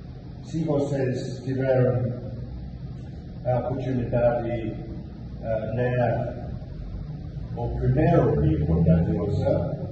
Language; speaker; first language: Portuguese; non-native, fluent; English